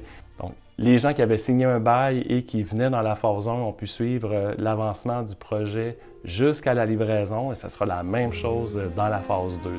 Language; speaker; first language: French; native; French